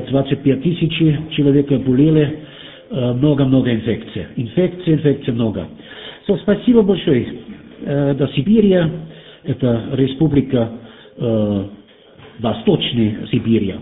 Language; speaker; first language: Russian; non-native, learner; German